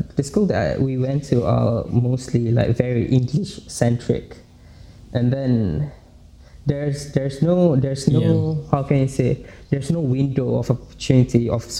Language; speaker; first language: English; non-native, local second language; Malay